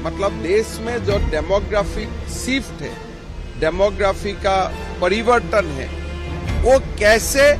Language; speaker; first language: Hindi; non-native, local second language; Assamese